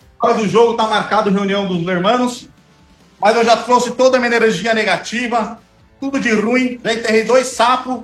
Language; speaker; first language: Portuguese; native; Portuguese